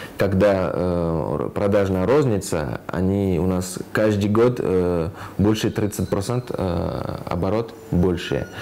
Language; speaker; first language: Russian; non-native, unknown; French